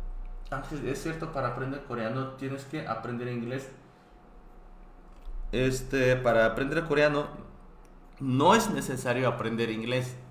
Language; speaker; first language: Spanish; non-native, fluent; Korean